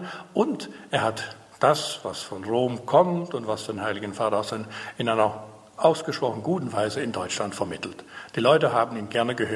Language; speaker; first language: German; native; German